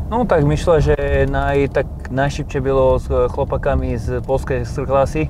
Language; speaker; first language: Polish; non-native, learner; Slovak